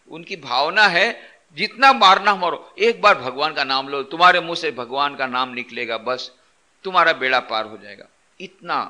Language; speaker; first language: Hindi; non-native, local second language; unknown